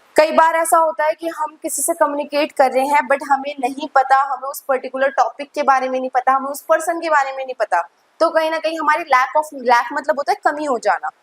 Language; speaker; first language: Hindi; native; Hindi